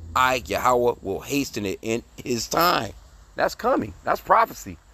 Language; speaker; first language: English; native; English